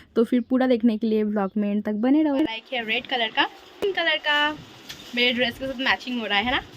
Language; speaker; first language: Hindi; non-native, local second language; Bangla